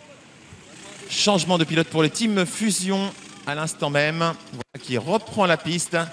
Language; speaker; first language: French; native; French